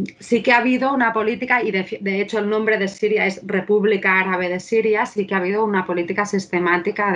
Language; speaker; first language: Spanish; native; Spanish